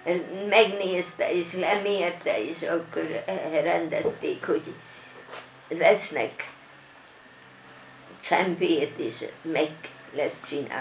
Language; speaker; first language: Hungarian; non-native, local second language; German